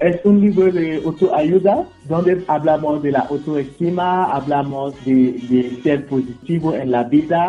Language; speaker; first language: Spanish; non-native, fluent; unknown